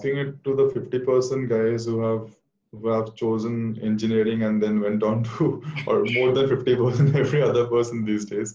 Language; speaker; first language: English; non-native, local second language; Bangla